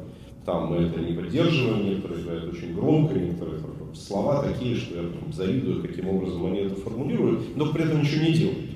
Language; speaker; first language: Russian; native; Russian